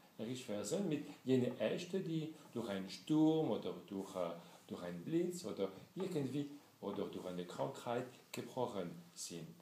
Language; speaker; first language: German; non-native, fluent; French